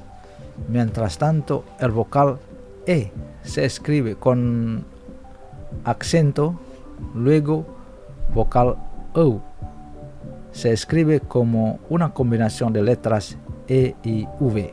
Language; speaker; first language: Spanish; non-native, fluent; Indonesian